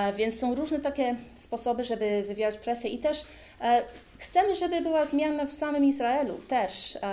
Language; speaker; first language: Polish; early bilingual, heritage; Polish